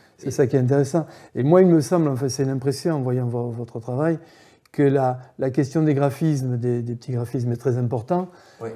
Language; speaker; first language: French; native; French